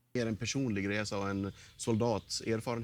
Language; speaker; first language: Swedish; native; Swedish